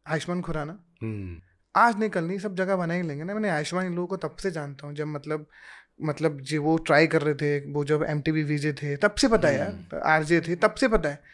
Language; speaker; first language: Hindi; native; Hindi